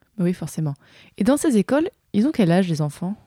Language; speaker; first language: French; native; French